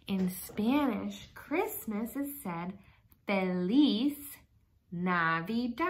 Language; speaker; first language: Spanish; non-native, learner; English